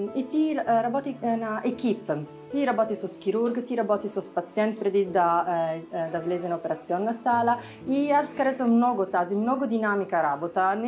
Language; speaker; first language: Bulgarian; non-native, learner; Italian